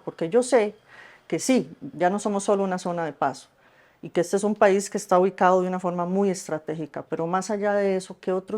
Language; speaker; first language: Spanish; native; Spanish